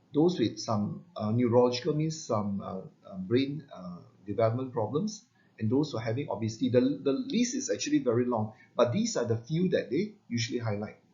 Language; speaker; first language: English; non-native, local second language; Malay